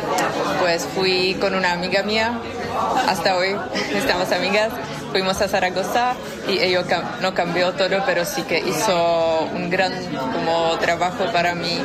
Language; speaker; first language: Spanish; non-native, fluent; Czech